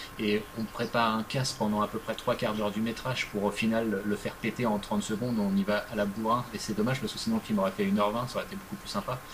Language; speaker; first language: French; native; French